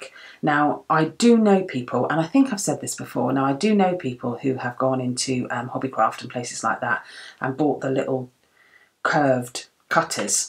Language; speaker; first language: English; native; English